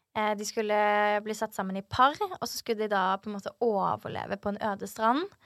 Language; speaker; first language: Norwegian; native; Norwegian